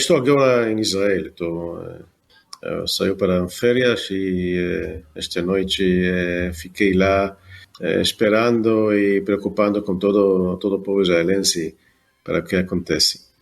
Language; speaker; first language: Portuguese; non-native, fluent; Hebrew